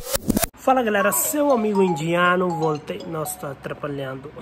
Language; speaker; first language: Portuguese; non-native, learner; Hindi